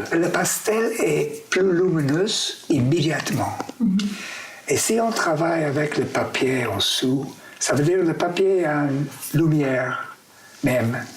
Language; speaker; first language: French; non-native, fluent; English